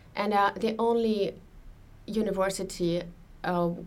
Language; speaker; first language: English; non-native, fluent; Russian